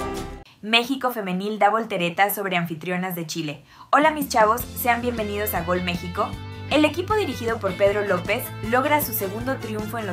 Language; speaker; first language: Spanish; native; Spanish